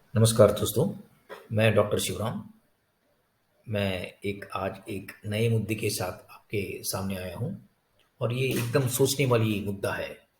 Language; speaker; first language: Hindi; non-native, local second language; Tamil